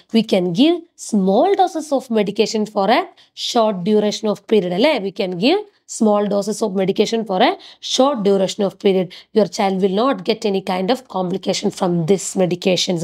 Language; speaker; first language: English; non-native, local second language; Malayalam